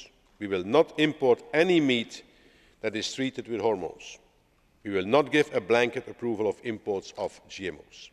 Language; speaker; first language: English; non-native, fluent; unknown